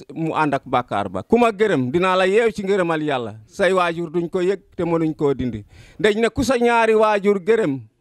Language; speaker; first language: Wolof; non-native, local second language; Serer